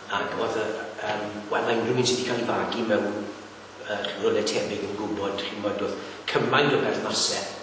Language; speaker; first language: Welsh; native; Welsh